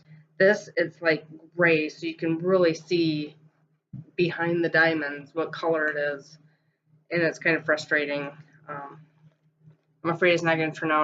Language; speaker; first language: English; native; English